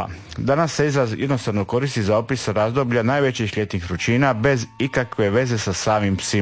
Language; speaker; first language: Serbian; native; Serbian